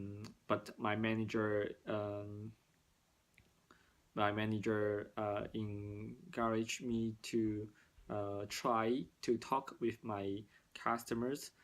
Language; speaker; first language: English; non-native, learner; Cantonese